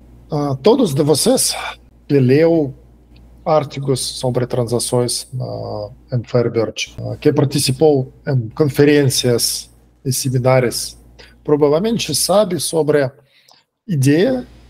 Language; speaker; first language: Portuguese; non-native, fluent; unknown